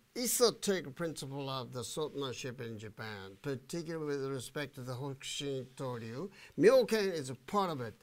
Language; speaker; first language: English; non-native, fluent; Japanese